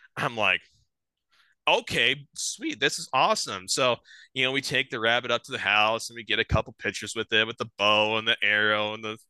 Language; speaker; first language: English; native; English